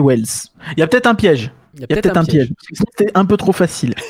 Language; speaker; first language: French; native; French